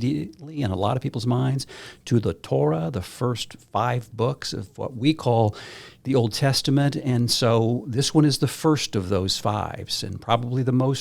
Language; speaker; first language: English; native; English